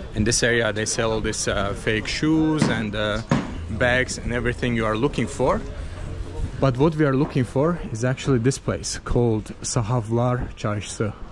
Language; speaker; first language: English; non-native, fluent; Azerbaijani